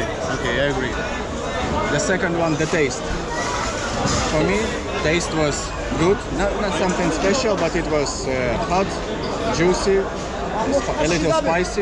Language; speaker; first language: English; non-native, fluent; Russian